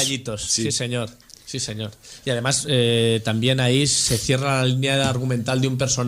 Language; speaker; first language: Spanish; native; Spanish